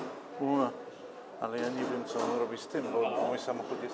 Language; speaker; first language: Polish; non-native, learner; English